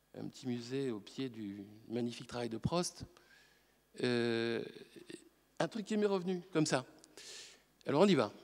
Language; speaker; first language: French; native; French